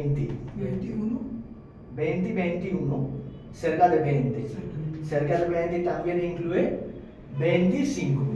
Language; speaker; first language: Spanish; non-native, learner; Hindi